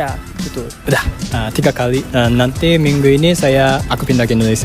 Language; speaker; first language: Indonesian; non-native, learner; Japanese